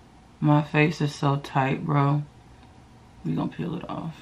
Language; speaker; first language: English; native; English